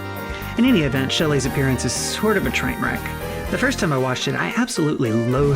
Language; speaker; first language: English; native; English